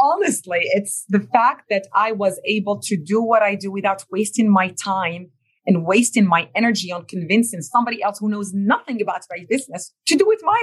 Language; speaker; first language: English; non-native, fluent; Arabic